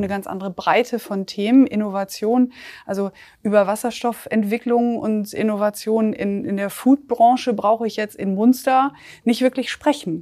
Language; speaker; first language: German; native; German